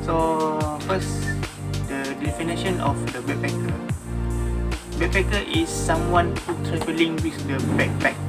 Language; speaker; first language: English; non-native, learner; Malay